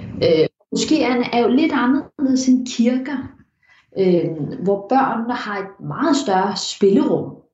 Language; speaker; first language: Danish; early bilingual, heritage; Danish